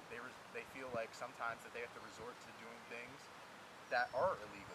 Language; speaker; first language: English; native; English